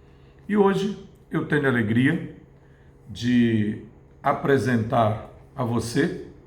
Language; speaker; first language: Portuguese; native; Portuguese